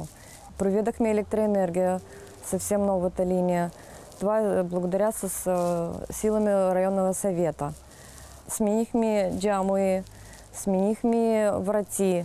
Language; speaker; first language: Bulgarian; early bilingual, heritage; Bulgarian